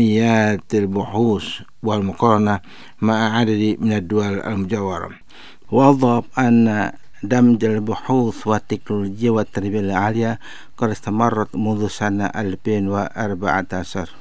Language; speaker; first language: Arabic; non-native, fluent; Indonesian